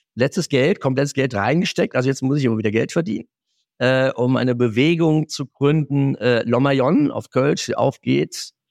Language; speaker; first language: German; native; German